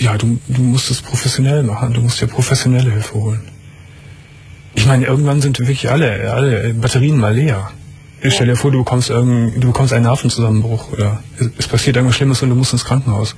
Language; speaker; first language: German; native; German